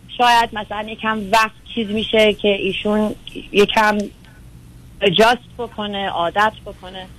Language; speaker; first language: Persian; early bilingual, heritage; Persian